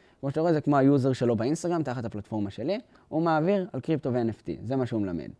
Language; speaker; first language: Hebrew; native; Hebrew